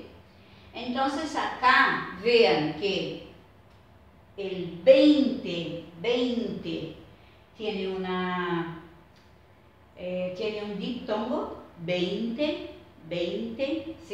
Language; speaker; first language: Spanish; non-native, fluent; Portuguese